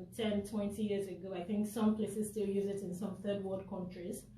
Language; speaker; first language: English; non-native, local second language; Yoruba